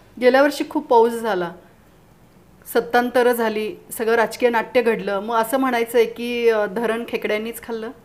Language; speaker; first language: Marathi; native; Marathi